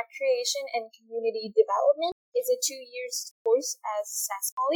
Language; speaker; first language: English; non-native, fluent; Vietnamese